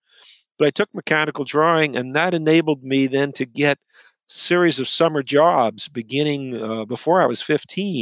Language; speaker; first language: English; native; English